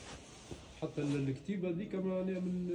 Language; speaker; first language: Arabic; native; Arabic